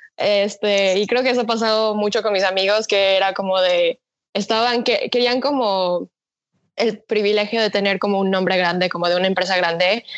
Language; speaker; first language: Spanish; early bilingual, other home language; Korean